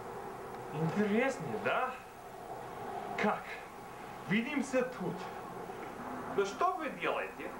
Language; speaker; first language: Russian; non-native, learner; English